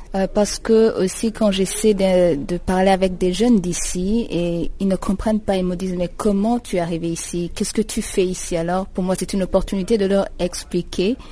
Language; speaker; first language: French; non-native, local second language; Rundi